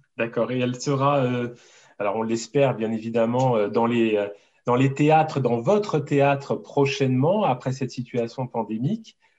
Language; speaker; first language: French; native; French